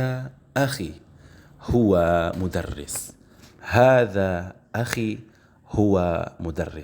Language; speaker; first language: Arabic; non-native, fluent; Indonesian